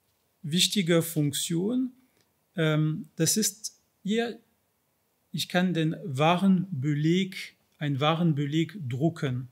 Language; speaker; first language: German; non-native, fluent; French